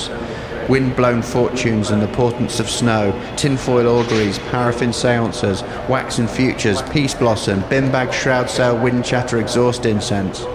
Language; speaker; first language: English; native; English